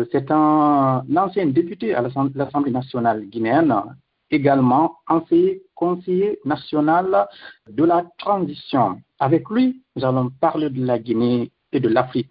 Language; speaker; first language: French; non-native, local second language; Fula